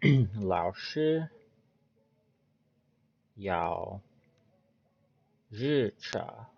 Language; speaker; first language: Chinese; non-native, learner; English